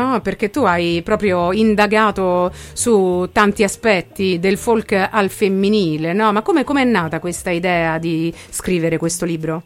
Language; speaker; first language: Italian; native; Italian